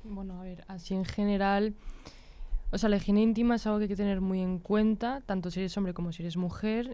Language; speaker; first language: Spanish; native; Spanish